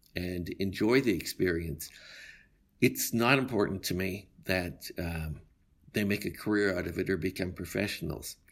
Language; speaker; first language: English; native; English